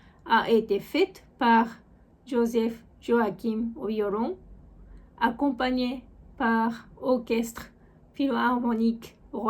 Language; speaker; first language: French; non-native, fluent; Japanese